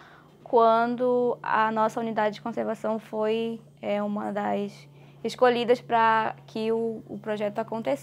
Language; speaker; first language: Portuguese; native; Portuguese